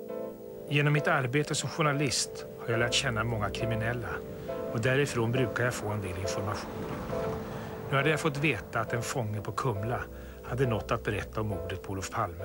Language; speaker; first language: Swedish; native; Swedish